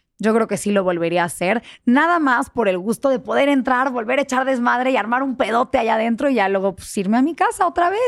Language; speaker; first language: Spanish; early bilingual, heritage; Spanish